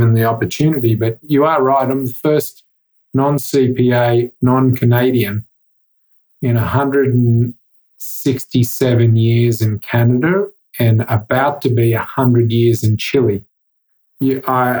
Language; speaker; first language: English; native; English